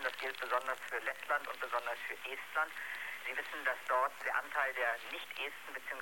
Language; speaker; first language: German; native; German